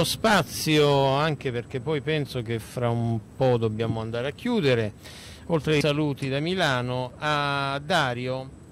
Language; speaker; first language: Italian; native; Italian